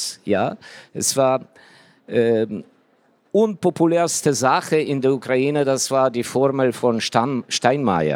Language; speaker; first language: German; non-native, fluent; Ukrainian